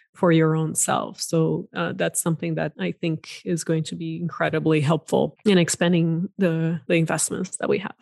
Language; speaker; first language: English; non-native, fluent; Portuguese